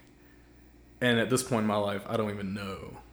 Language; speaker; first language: English; native; English